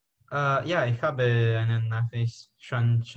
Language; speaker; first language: German; non-native, learner; Spanish